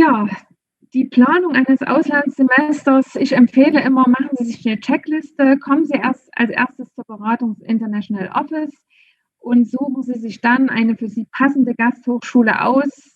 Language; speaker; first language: German; native; German